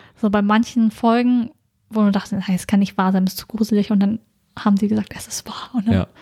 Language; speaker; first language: German; early bilingual, other home language; Vietnamese